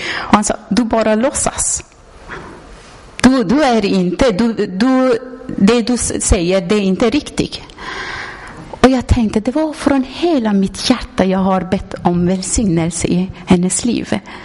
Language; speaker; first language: Swedish; non-native, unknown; Persian